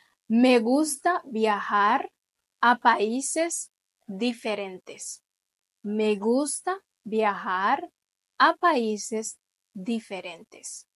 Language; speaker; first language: Spanish; non-native, fluent; Haitian Creole